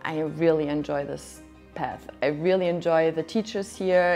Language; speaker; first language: English; non-native, fluent; German